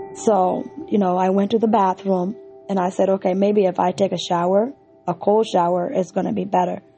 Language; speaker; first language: English; non-native, fluent; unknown